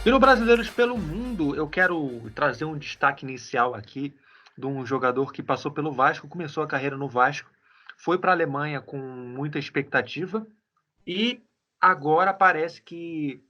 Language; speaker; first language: Portuguese; native; Portuguese